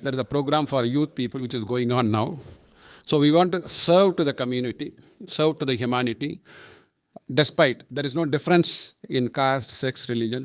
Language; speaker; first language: English; non-native, local second language; Tamil